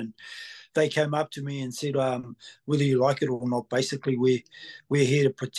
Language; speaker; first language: English; native; English